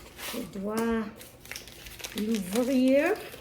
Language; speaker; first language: French; non-native, learner; English